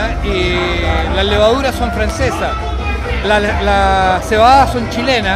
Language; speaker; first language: Spanish; native; Spanish